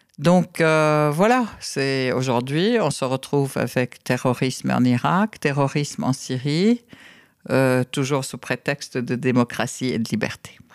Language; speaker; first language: French; non-native, fluent; Arabic